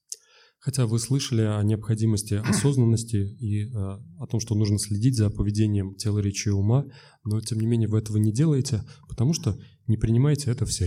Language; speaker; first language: Russian; native; Russian